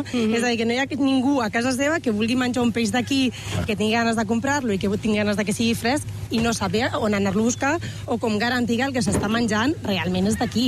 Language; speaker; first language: Catalan; native; Catalan